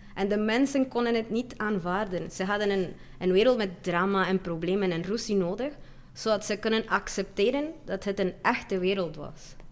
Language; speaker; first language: Dutch; non-native, fluent; Spanish